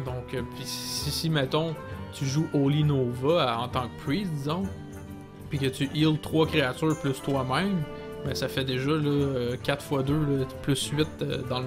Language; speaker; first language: French; native; French